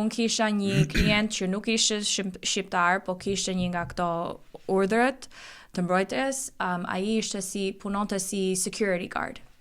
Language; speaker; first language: Albanian; early bilingual, heritage; Albanian